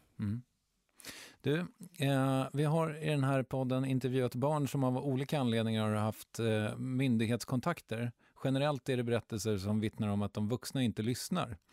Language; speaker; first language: Swedish; native; Swedish